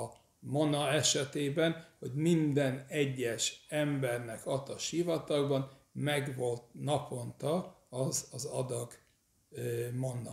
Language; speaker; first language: Hungarian; early bilingual, heritage; English